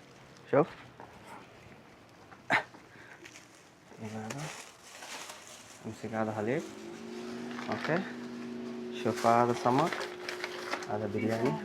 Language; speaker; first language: Arabic; non-native, learner; Telugu